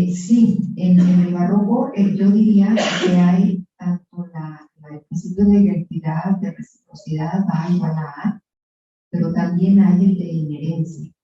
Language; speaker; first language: Spanish; native; Spanish